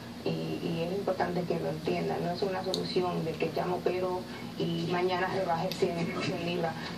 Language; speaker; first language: Spanish; early bilingual, heritage; Spanish